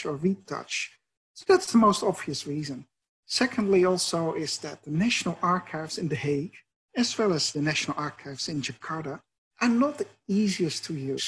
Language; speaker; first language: English; non-native, fluent; Dutch